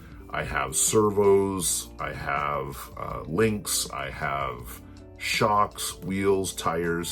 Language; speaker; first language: English; native; English